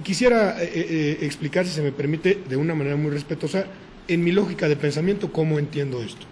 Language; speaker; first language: Spanish; native; Spanish